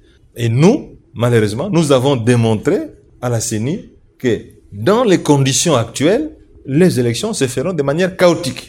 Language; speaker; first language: French; non-native, local second language; Swahili